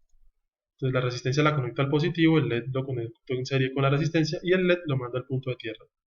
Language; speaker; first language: Spanish; native; Spanish